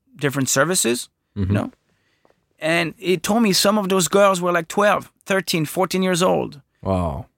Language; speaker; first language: English; non-native, fluent; French